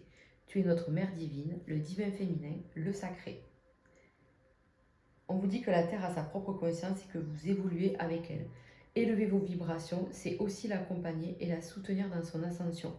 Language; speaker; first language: French; native; French